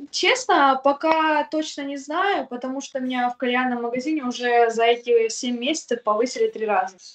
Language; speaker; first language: Russian; native; Russian